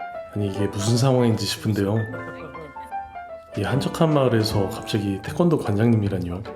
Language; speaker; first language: Korean; native; Korean